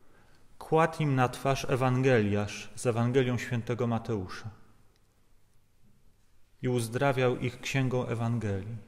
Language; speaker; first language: Polish; native; Polish